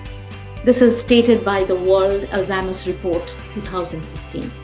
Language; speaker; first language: English; non-native, local second language; Bangla